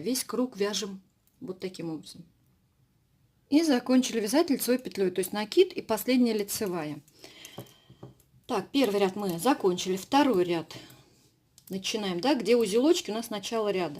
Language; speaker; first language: Russian; native; Russian